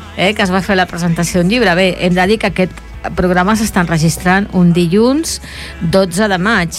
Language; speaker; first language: Catalan; native; Catalan